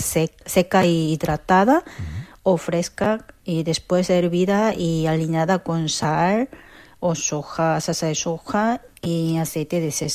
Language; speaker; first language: Spanish; non-native, fluent; Korean